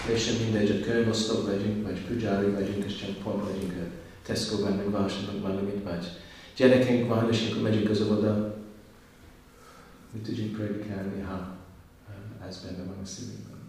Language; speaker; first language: Hungarian; non-native, learner; English